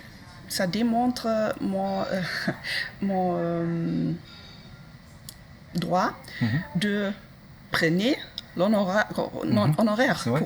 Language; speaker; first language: French; non-native, learner; German